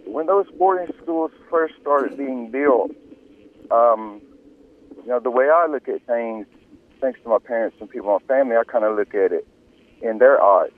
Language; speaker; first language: English; early bilingual, other home language; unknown